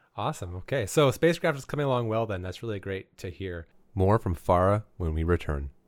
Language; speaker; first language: English; native; English